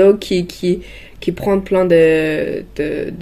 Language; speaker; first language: French; non-native, learner; Chinese